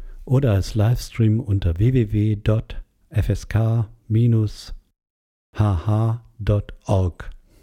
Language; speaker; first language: German; native; German